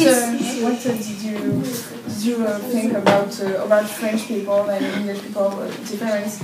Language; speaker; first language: English; non-native, learner; French